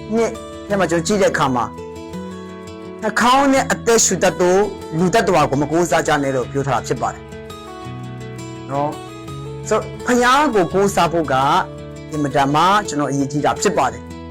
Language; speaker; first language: Burmese; non-native, local second language; Tedim Chin